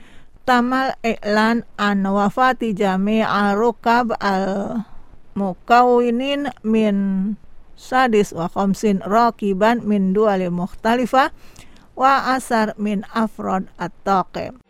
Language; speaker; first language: Arabic; non-native, fluent; Indonesian